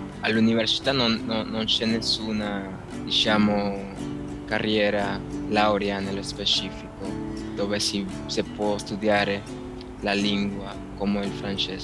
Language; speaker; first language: Italian; non-native, fluent; Spanish